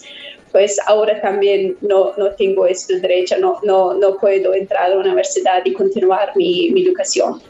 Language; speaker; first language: Spanish; non-native, learner; Persian